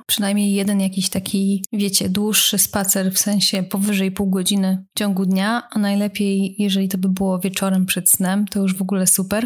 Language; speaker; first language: Polish; native; Polish